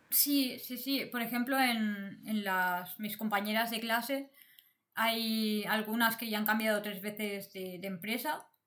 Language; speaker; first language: Spanish; native; Spanish